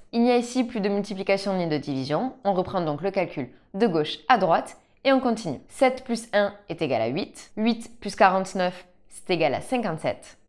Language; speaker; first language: French; native; French